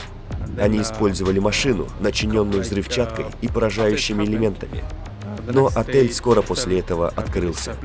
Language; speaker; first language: Russian; native; Russian